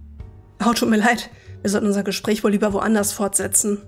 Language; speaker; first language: German; native; German